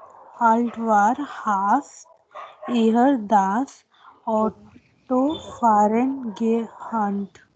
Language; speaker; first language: German; non-native, learner; Hindi